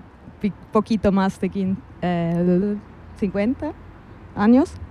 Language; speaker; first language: Spanish; non-native, fluent; German